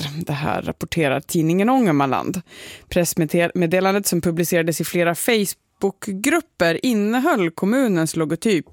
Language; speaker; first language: Swedish; native; Swedish